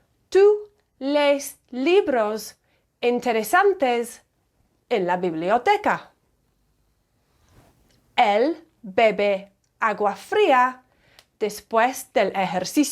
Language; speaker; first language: Spanish; non-native, fluent; English